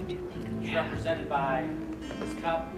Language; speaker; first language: English; native; English